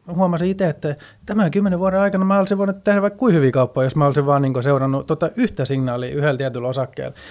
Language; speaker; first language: Finnish; early bilingual, heritage; Finnish